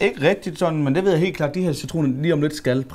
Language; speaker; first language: Danish; native; Danish